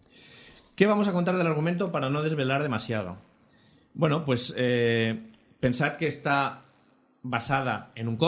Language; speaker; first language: Spanish; native; Spanish